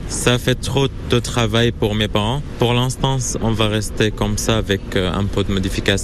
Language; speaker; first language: French; non-native, learner; Arabic